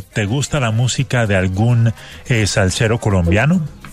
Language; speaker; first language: Spanish; native; Spanish